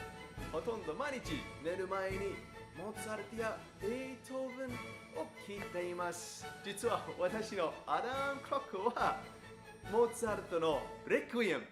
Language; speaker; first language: Japanese; non-native, fluent; English